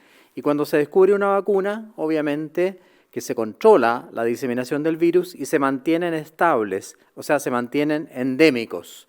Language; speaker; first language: Spanish; native; Spanish